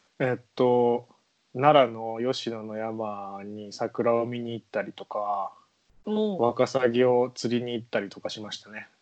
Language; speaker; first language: Japanese; native; Japanese